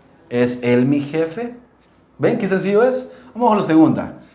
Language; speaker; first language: Spanish; native; Spanish